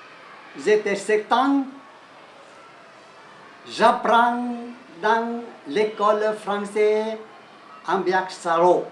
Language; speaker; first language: French; non-native, learner; Chinese